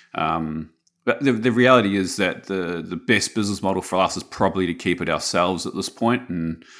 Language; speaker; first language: English; native; English